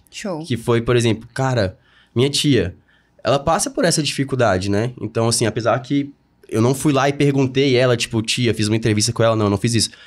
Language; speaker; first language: Portuguese; native; Portuguese